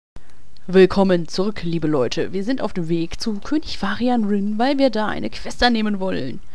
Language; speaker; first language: German; native; German